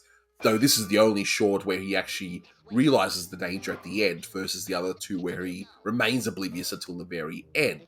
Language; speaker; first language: English; native; English